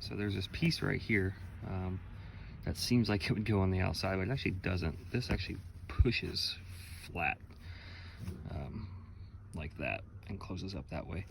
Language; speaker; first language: English; native; English